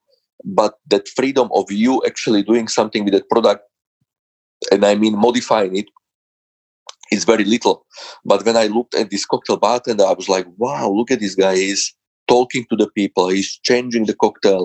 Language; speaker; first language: English; non-native, fluent; Slovak